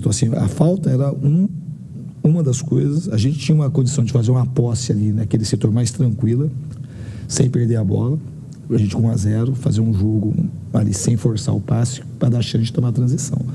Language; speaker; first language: Portuguese; native; Portuguese